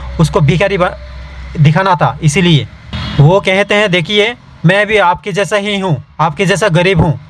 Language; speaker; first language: Hindi; non-native, local second language; Bangla